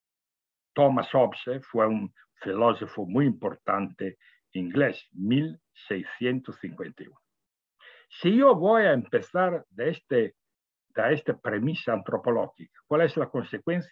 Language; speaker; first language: Spanish; non-native, fluent; Italian